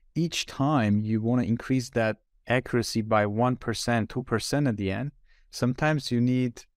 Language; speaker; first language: English; non-native, fluent; Armenian